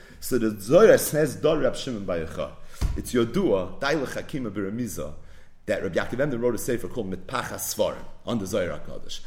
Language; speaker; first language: English; native; English